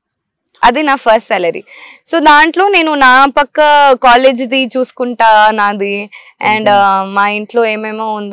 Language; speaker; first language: Telugu; non-native, local second language; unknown